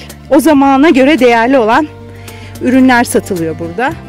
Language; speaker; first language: Turkish; native; Turkish